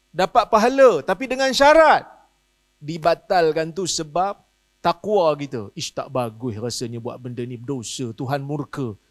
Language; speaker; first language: Malay; native; Malay